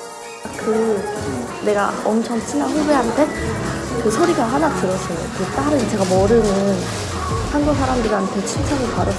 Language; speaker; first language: Korean; non-native, learner; Chinese